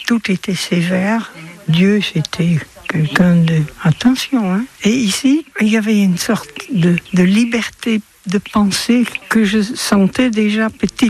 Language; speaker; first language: French; non-native, fluent; Dutch